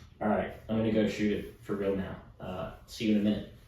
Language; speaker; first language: English; native; English